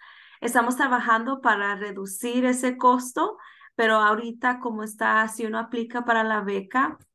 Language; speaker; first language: Spanish; early bilingual, heritage; Spanish